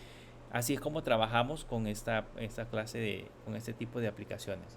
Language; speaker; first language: Spanish; native; Spanish